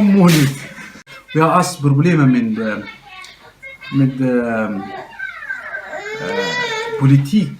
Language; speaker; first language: Danish; non-native, learner; Kurdish